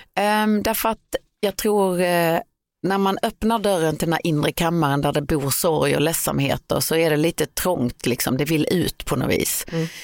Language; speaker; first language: Swedish; native; Swedish